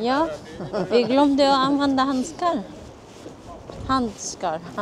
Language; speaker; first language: Swedish; non-native, learner; Filipino